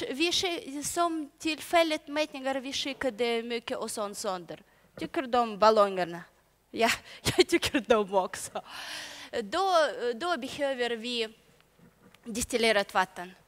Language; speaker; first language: Swedish; non-native, learner; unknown